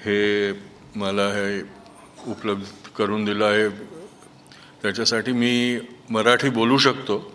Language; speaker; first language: Marathi; non-native, local second language; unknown